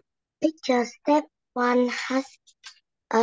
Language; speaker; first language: English; non-native, learner; Vietnamese